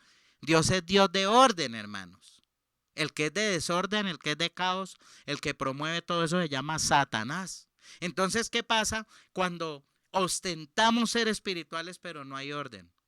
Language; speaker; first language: Spanish; native; Spanish